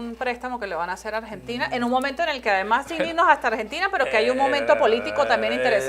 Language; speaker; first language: Spanish; native; Spanish